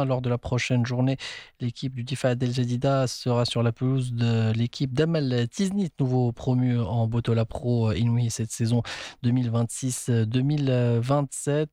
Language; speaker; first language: French; non-native, local second language; Arabic